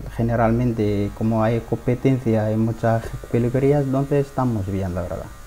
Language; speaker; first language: Spanish; non-native, learner; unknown